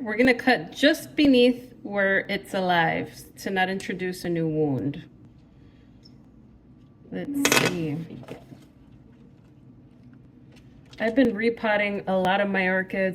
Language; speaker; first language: English; native; English